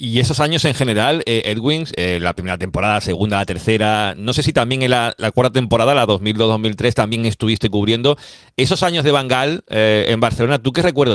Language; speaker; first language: Spanish; native; Spanish